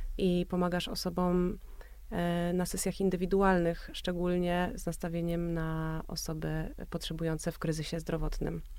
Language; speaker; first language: Polish; native; Polish